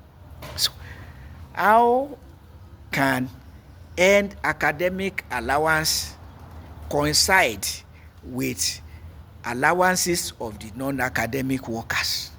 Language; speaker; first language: English; non-native, local second language; Yoruba